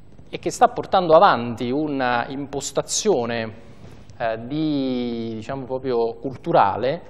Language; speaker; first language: Italian; native; Italian